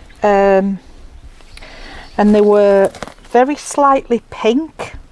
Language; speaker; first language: English; native; English